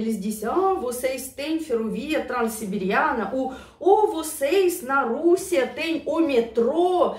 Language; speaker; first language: Portuguese; non-native, fluent; Russian